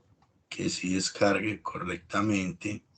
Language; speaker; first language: Spanish; native; Spanish